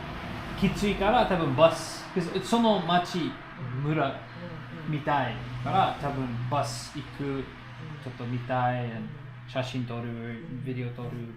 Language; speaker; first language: Japanese; non-native, learner; English